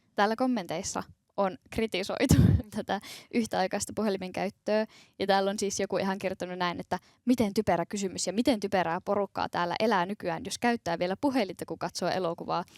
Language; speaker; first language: Finnish; native; Finnish